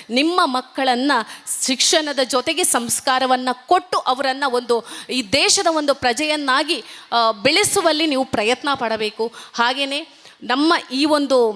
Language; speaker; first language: Kannada; non-native, local second language; Tulu